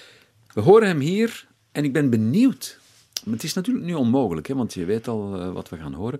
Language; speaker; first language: Dutch; native; Dutch